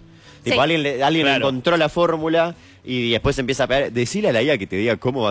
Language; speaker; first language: Spanish; native; Spanish